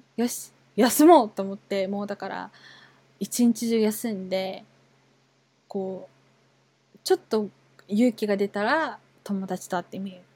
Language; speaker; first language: Japanese; native; Japanese